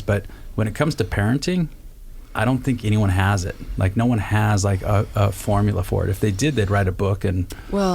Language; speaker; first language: English; native; English